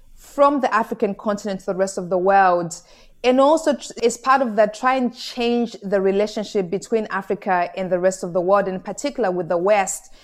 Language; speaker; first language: English; non-native, local second language; Shona